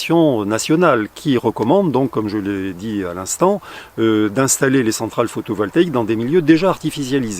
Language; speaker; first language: French; native; French